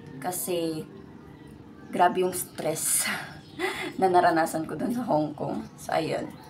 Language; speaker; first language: Filipino; native; Filipino